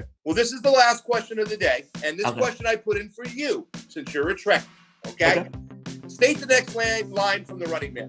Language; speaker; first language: English; native; English